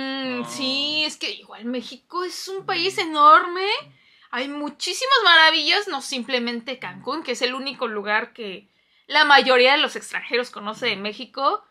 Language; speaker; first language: Spanish; non-native, fluent; Korean